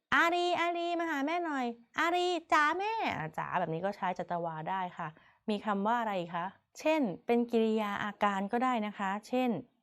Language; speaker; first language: Thai; native; Thai